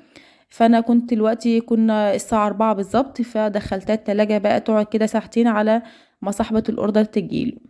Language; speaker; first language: Arabic; native; Arabic